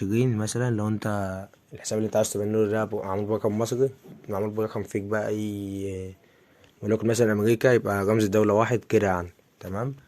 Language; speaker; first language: Arabic; native; Arabic